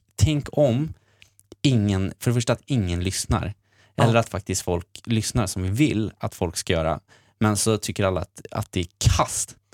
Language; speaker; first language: Swedish; native; Swedish